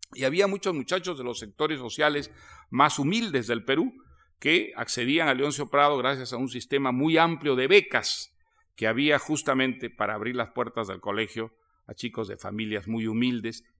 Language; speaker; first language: Spanish; native; Spanish